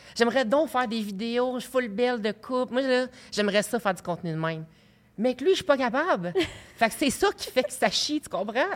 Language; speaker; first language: French; native; French